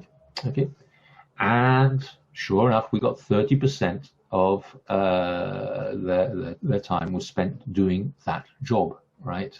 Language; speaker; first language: English; non-native, fluent; French